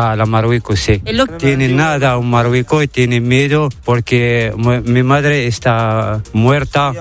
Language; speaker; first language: Spanish; non-native, learner; Arabic